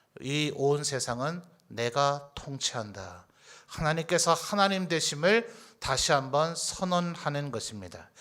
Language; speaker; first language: Korean; native; Korean